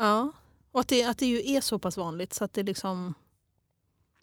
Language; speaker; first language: Swedish; native; Swedish